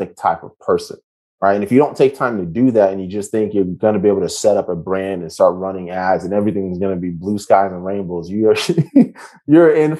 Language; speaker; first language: English; native; English